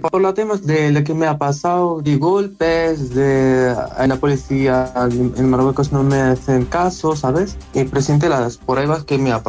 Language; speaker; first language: Spanish; non-native, learner; Arabic